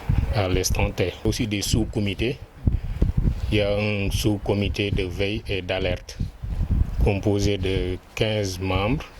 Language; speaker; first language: French; non-native, local second language; Wolof